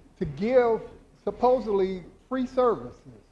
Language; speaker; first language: English; native; English